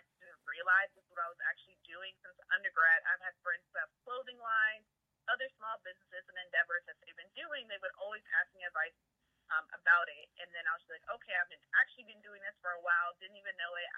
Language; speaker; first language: English; native; English